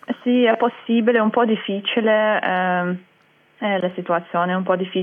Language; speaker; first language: Italian; non-native, fluent; Russian